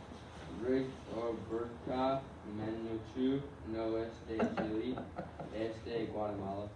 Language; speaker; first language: Spanish; non-native, learner; English